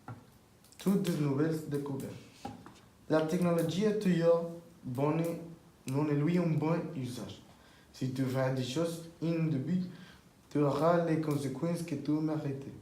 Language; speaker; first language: French; non-native, learner; Spanish